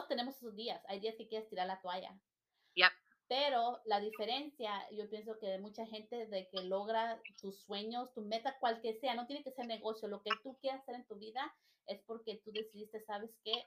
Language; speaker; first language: Spanish; native; Spanish